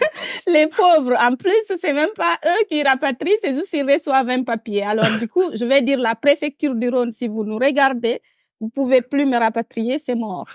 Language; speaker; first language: French; non-native, local second language; Fula